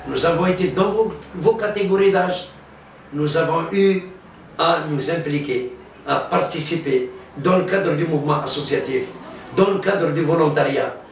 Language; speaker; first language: French; non-native, local second language; Arabic